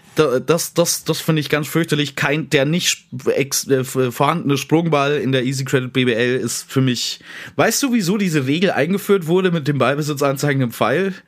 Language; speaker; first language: German; native; German